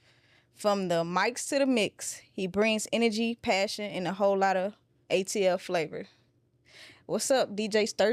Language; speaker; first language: English; native; English